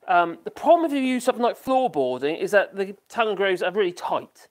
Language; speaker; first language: English; native; English